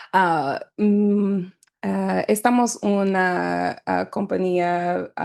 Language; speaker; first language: Spanish; non-native, learner; English